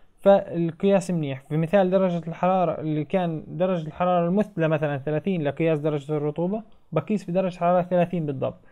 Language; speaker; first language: Arabic; native; Arabic